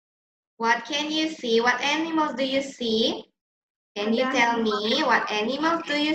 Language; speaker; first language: English; non-native, learner; Indonesian